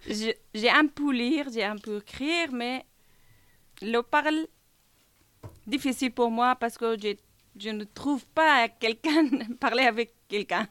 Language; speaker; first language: French; non-native, learner; Kurdish